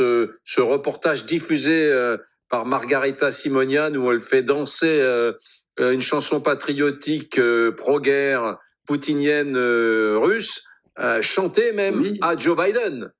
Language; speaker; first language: French; native; French